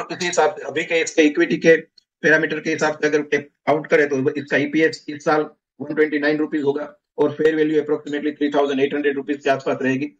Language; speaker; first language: Hindi; non-native, local second language; Gujarati